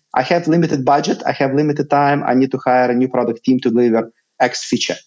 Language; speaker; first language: English; non-native, fluent; Lithuanian